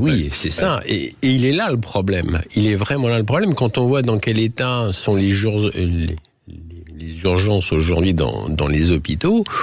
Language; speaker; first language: French; native; French